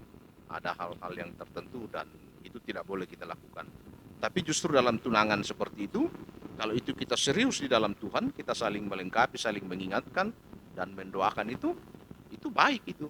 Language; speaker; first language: Indonesian; native; Indonesian